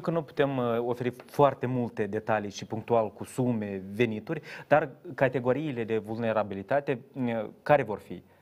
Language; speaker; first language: Romanian; native; Romanian